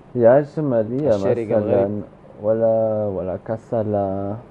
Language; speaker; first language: Arabic; non-native, learner; German